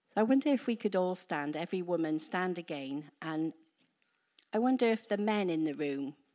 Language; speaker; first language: English; native; English